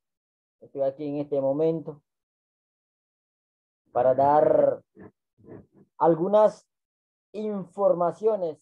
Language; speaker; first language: Spanish; non-native, local second language; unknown